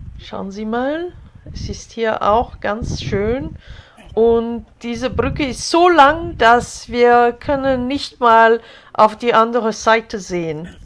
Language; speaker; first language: German; non-native, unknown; Hungarian